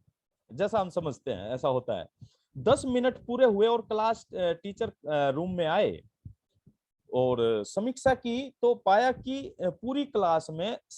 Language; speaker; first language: Hindi; native; Hindi